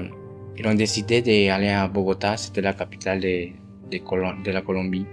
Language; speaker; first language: French; non-native, fluent; Spanish